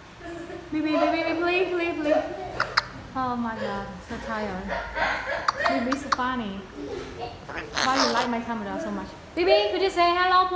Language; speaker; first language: English; non-native, learner; Vietnamese